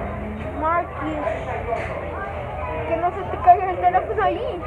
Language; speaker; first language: Spanish; native; Spanish